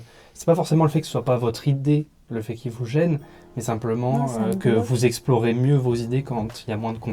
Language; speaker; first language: French; native; French